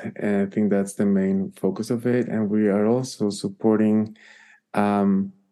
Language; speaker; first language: English; non-native, fluent; Spanish